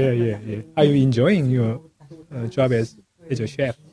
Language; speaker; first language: English; non-native, learner; Korean